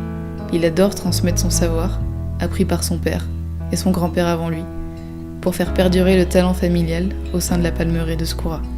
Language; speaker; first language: French; native; French